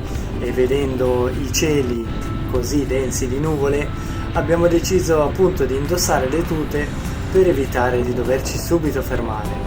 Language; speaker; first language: Italian; native; Italian